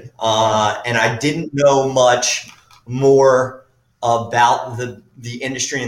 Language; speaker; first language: English; native; English